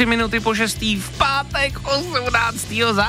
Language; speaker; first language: Czech; native; Czech